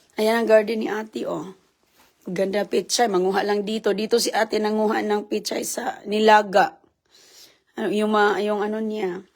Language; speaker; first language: Filipino; non-native, local second language; Cebuano